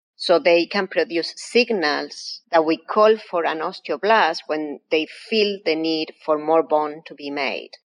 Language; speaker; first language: English; non-native, fluent; Spanish